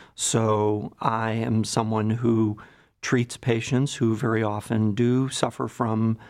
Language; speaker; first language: English; native; English